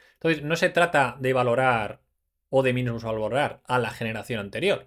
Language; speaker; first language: Spanish; native; Spanish